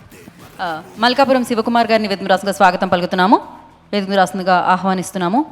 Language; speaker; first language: Telugu; native; Telugu